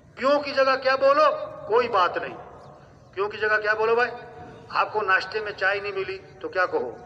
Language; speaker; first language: Urdu; non-native, local second language; Pashto